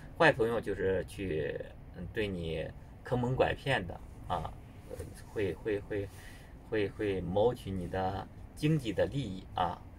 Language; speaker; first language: Chinese; native; Chinese